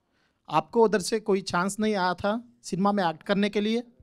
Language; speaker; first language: Hindi; non-native, local second language; Telugu